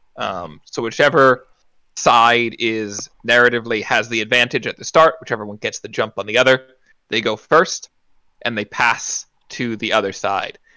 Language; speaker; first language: English; native; English